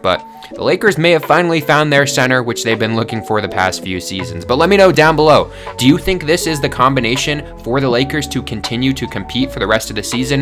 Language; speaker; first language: English; native; English